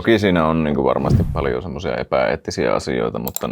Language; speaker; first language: Finnish; native; Finnish